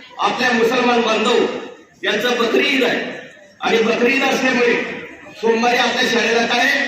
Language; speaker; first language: Marathi; native; Marathi